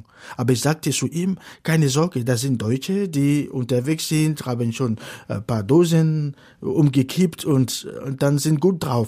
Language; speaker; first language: German; non-native, fluent; Fon